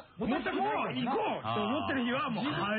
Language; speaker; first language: Japanese; native; Japanese